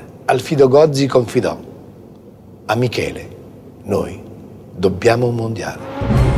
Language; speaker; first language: Italian; native; Italian